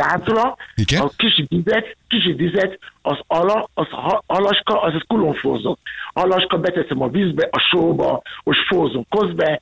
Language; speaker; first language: Hungarian; non-native, learner; Yoruba